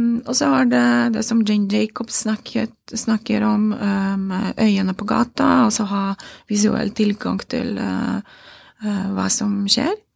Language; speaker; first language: Norwegian; non-native, fluent; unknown